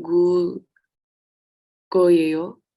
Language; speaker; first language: Korean; non-native, learner; Indonesian